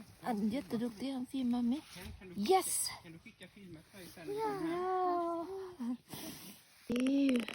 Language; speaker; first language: Swedish; non-native, learner; Thai